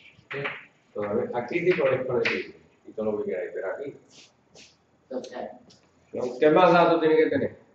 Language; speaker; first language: Spanish; native; Spanish